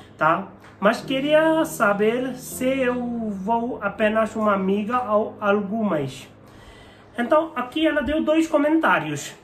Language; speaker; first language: Portuguese; non-native, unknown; Hindi